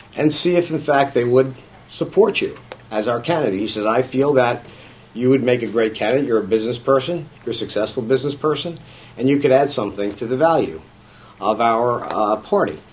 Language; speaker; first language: English; native; English